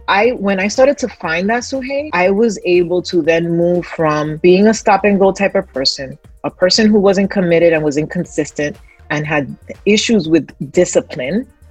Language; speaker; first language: English; early bilingual, other home language; Spanish